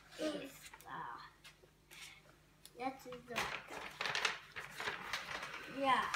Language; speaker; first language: German; non-native, learner; Hungarian